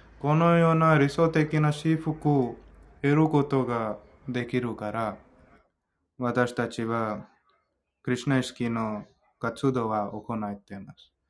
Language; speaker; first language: Japanese; non-native, fluent; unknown